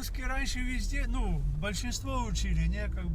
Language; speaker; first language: Russian; non-native, local second language; Ukrainian